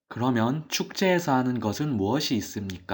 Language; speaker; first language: Korean; native; Korean